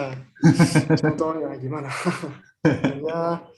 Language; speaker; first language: Indonesian; non-native, fluent; Japanese